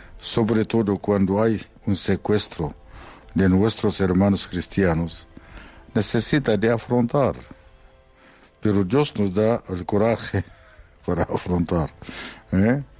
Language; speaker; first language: Spanish; non-native, fluent; Arabic